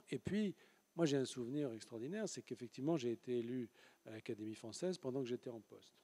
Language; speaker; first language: French; native; French